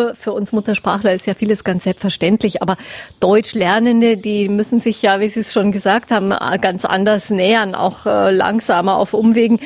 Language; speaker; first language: German; native; German